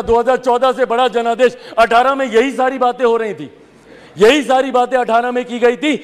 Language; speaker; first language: Hindi; native; Hindi